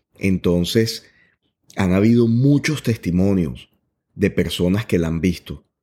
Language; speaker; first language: Spanish; native; Spanish